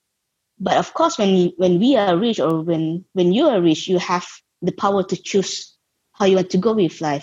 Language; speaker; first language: English; non-native, local second language; Malay